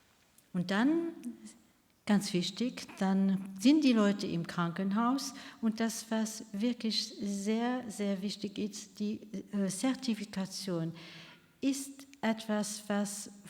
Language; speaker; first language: German; non-native, local second language; Luxembourgish